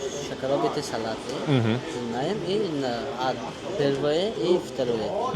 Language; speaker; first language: Russian; non-native, local second language; Tajik